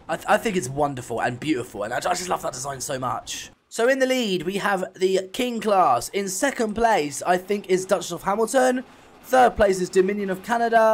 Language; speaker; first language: English; native; English